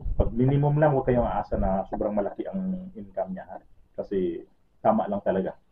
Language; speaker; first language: Filipino; native; Filipino